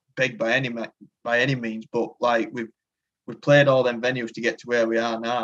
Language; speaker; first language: English; native; English